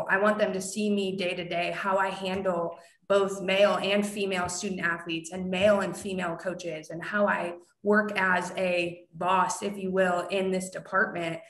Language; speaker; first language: English; native; English